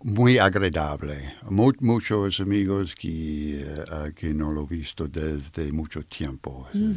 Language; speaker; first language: Spanish; non-native, learner; French